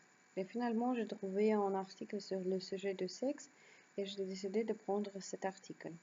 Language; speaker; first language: French; non-native, learner; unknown